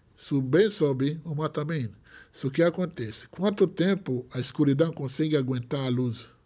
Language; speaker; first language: Portuguese; non-native, fluent; Hebrew